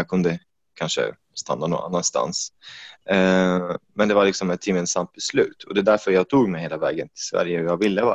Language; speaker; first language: Swedish; non-native, fluent; Arabic